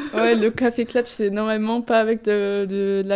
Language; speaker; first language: French; non-native, fluent; German